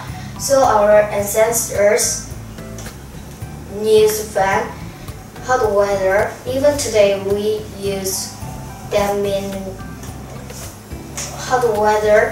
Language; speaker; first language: English; non-native, learner; Korean